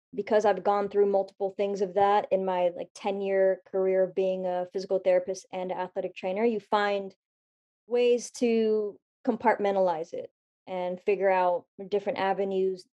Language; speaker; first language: English; native; English